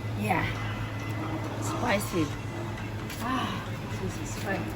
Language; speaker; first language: English; non-native, learner; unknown